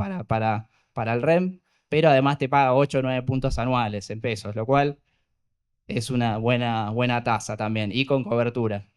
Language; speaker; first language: Spanish; native; Spanish